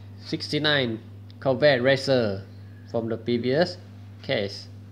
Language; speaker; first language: English; non-native, local second language; Malay